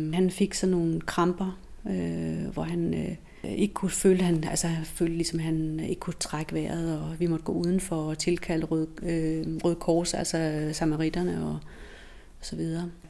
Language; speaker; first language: Danish; native; Danish